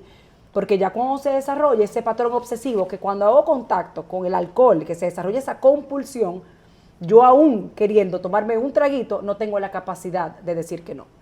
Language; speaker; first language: Spanish; native; Spanish